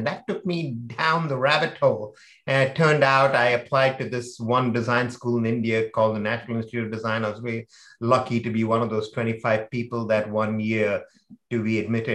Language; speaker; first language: English; non-native, local second language; Hindi